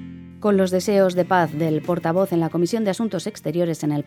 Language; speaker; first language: Spanish; native; Spanish